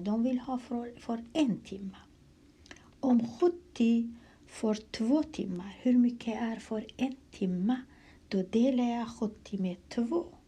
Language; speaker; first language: Swedish; non-native, fluent; Kurdish